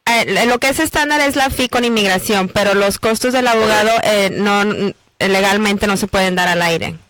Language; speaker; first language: Spanish; native; Spanish